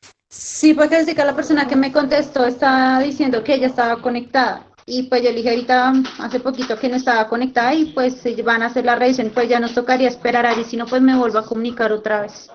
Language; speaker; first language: Spanish; native; Spanish